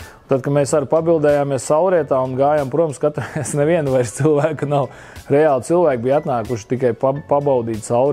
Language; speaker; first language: Latvian; native; Latvian